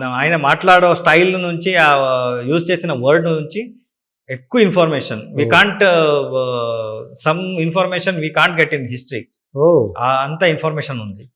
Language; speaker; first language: Telugu; non-native, learner; Kannada